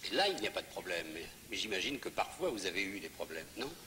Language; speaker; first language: French; native; French